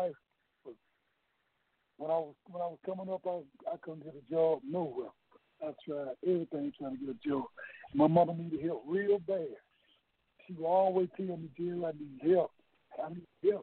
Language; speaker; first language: English; native; English